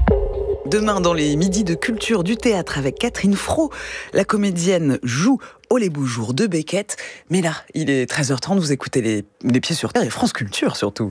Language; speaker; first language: French; native; French